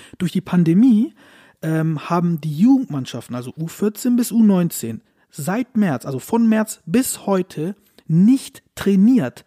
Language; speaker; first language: German; early bilingual, other home language; Turkish